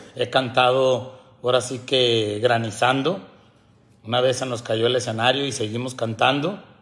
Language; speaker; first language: Spanish; early bilingual, heritage; Spanish